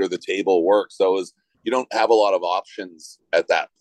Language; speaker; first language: English; native; English